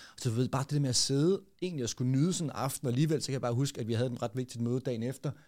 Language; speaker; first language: Danish; native; Danish